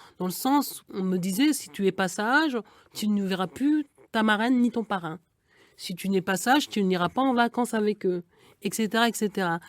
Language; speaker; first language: French; early bilingual, other home language; Igbo